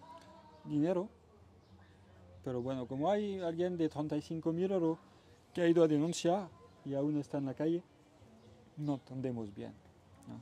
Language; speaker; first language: Spanish; non-native, learner; French